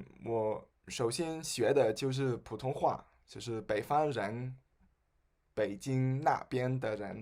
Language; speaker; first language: Chinese; non-native, fluent; Spanish